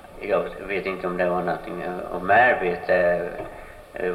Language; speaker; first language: Swedish; early bilingual, heritage; Swedish